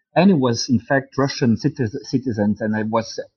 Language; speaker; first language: English; non-native, fluent; Dutch